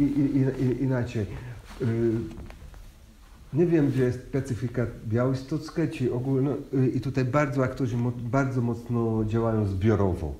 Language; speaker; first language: Polish; non-native, fluent; Hungarian